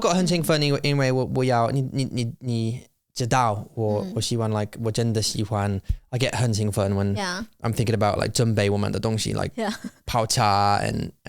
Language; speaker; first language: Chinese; non-native, learner; English